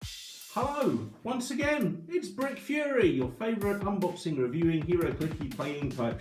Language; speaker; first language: English; native; English